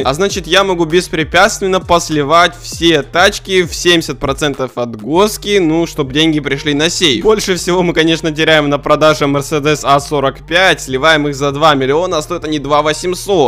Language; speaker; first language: Russian; native; Russian